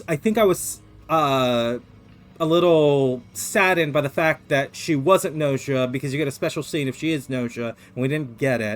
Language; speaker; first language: English; native; English